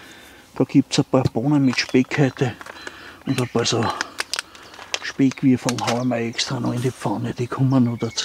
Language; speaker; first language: German; native; German